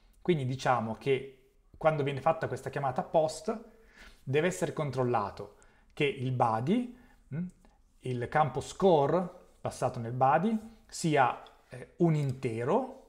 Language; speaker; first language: Italian; native; Italian